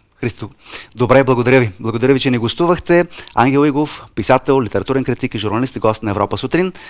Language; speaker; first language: Bulgarian; native; Bulgarian